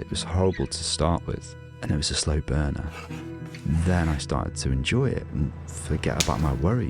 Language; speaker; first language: English; native; English